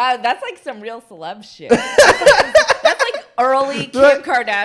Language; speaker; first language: English; native; English